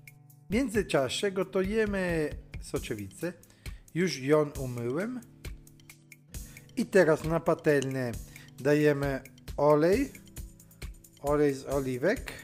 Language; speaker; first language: Polish; non-native, learner; Italian